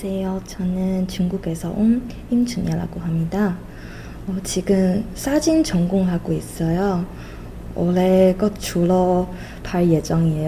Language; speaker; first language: Korean; non-native, fluent; Chinese